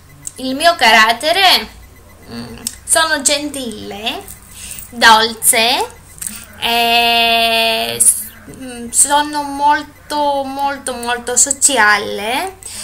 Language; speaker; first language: Italian; non-native, learner; Greek